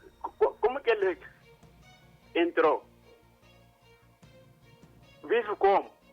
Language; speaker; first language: Portuguese; non-native, local second language; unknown